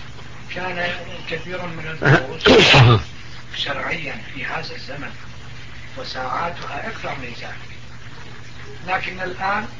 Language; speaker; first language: Arabic; non-native, fluent; Turkish